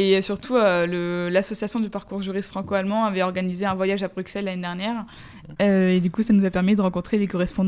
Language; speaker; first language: French; native; French